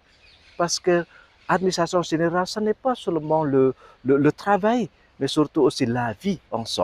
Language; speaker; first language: French; non-native, fluent; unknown